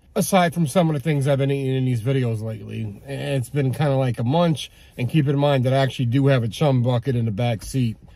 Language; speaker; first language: English; native; English